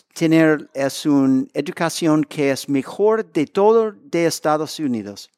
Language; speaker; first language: Spanish; non-native, learner; English